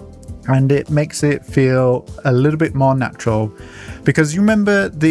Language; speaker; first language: English; native; English